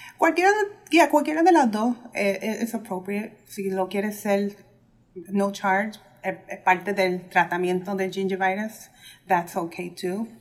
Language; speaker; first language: Spanish; early bilingual, heritage; Spanish